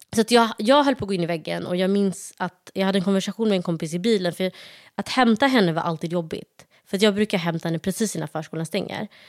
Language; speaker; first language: Swedish; early bilingual, other home language; Somali